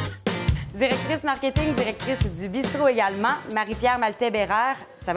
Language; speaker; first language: French; native; French